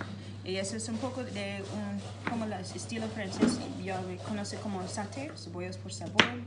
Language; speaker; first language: Spanish; non-native, learner; English